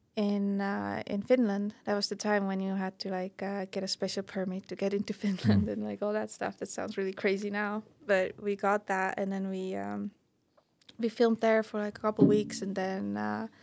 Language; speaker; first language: English; non-native, fluent; Estonian